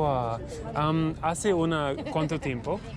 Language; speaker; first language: Spanish; non-native, learner; English